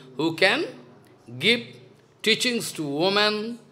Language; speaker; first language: English; non-native, local second language; Bangla